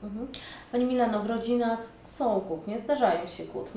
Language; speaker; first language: Polish; native; Polish